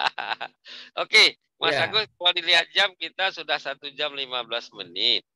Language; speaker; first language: Indonesian; native; Indonesian